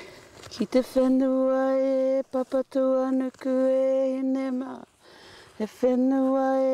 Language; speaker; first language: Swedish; non-native, fluent; Māori